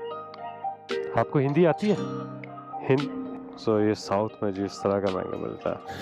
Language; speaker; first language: Urdu; native; Urdu